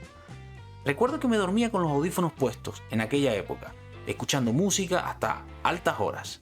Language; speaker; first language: Spanish; native; Spanish